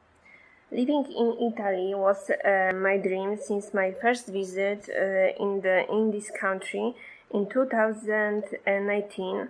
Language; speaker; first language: English; non-native, fluent; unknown